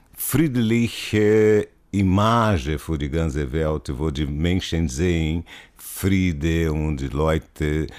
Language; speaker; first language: German; non-native, learner; Portuguese